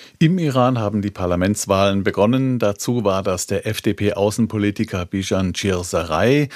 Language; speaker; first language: German; native; German